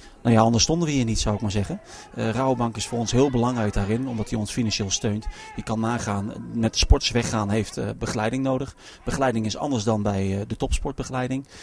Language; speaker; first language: Dutch; native; Dutch